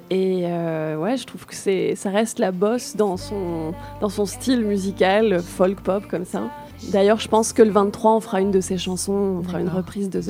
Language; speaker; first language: French; native; French